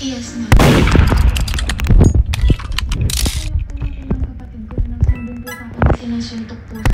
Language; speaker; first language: Filipino; native; Filipino